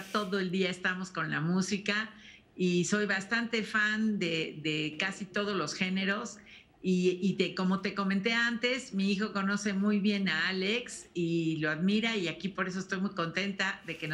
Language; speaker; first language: Spanish; native; Spanish